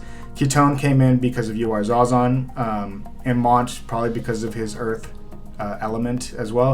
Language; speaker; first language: English; native; English